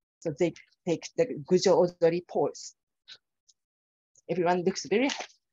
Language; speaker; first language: English; non-native, fluent; Japanese